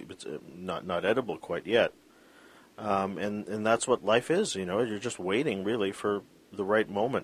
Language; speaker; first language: English; native; English